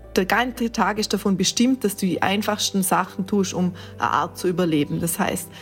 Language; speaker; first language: German; native; German